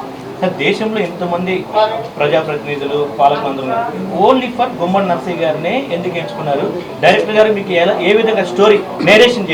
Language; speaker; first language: Telugu; native; Telugu